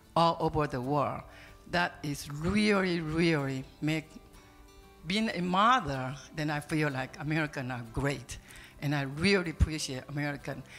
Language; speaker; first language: English; non-native, learner; Chinese